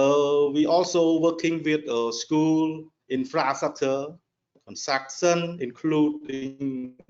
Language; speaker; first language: English; non-native, learner; Khmer